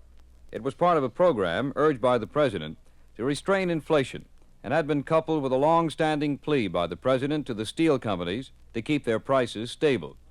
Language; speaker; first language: English; native; English